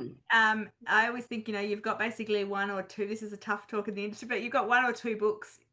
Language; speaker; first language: English; native; English